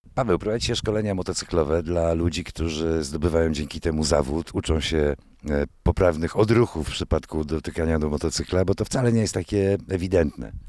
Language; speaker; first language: Polish; native; Polish